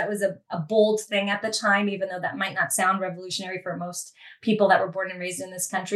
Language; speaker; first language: English; native; English